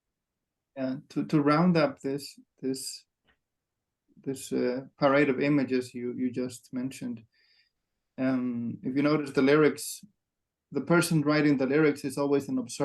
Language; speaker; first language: English; non-native, fluent; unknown